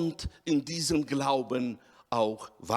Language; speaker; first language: German; non-native, fluent; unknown